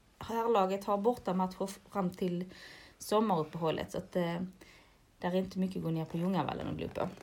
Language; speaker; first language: Swedish; native; Swedish